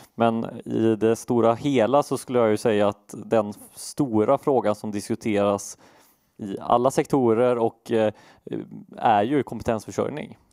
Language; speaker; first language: Swedish; native; Swedish